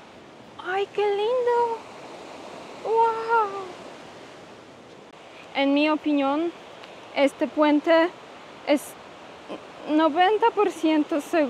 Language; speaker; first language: Spanish; non-native, fluent; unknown